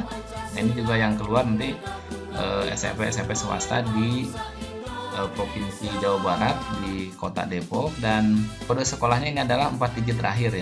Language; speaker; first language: Indonesian; native; Indonesian